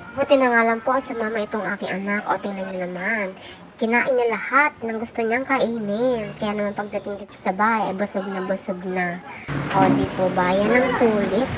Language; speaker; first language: Filipino; native; Filipino